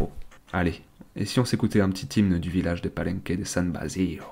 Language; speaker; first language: French; native; French